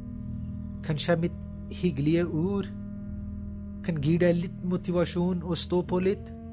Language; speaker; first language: Norwegian; non-native, fluent; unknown